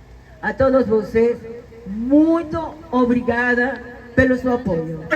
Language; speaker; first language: Portuguese; non-native, fluent; Spanish